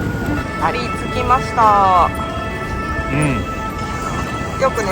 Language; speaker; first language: Japanese; native; Japanese